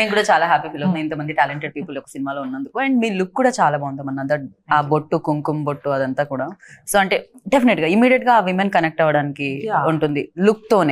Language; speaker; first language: Telugu; native; Telugu